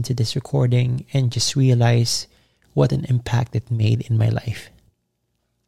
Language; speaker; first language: English; non-native, local second language; Filipino